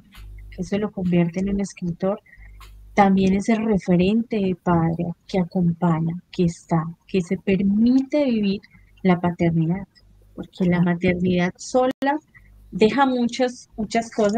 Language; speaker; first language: Spanish; native; Spanish